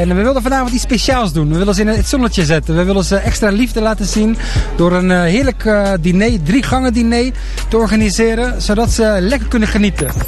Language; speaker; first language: Dutch; native; Dutch